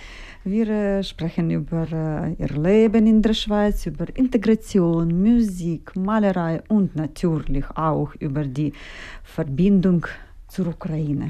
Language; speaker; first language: German; non-native, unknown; Ukrainian